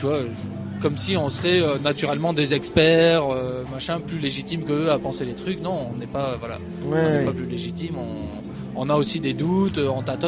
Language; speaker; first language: French; native; French